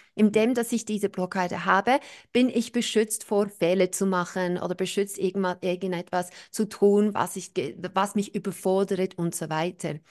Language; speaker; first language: German; non-native, fluent; English